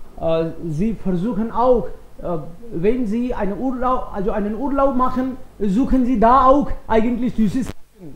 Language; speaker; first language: German; non-native, fluent; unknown